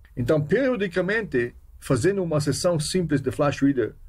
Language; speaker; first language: Portuguese; non-native, fluent; Hebrew